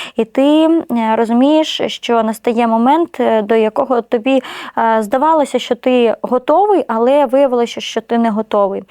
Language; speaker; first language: Ukrainian; non-native, local second language; Russian